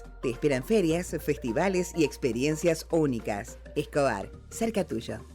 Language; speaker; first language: Spanish; native; Spanish